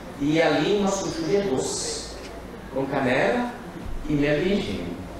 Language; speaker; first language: Portuguese; non-native, local second language; Kabuverdianu